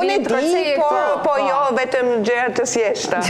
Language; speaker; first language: Albanian; non-native, fluent; German